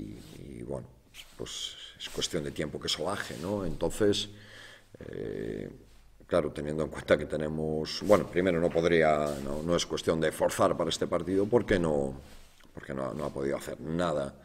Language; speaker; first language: Spanish; native; Spanish